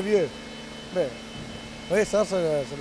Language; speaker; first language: French; non-native, learner; Italian